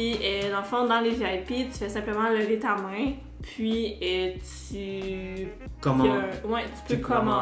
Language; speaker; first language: French; native; French